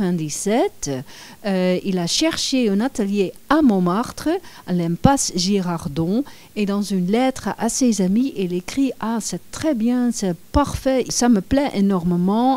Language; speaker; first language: French; non-native, fluent; Dutch